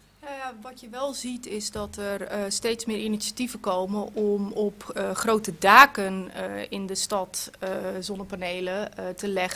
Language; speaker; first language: Dutch; native; Dutch